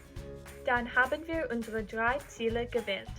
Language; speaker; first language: German; non-native, learner; English